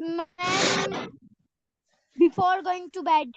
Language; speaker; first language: English; non-native, learner; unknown